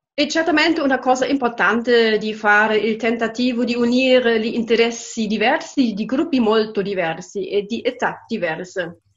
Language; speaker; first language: Italian; non-native, fluent; German